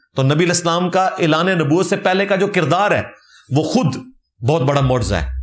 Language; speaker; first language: Urdu; non-native, local second language; Punjabi